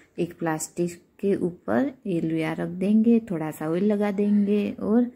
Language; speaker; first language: Hindi; non-native, local second language; Gujarati